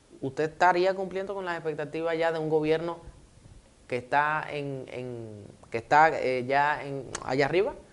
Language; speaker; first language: Spanish; native; Spanish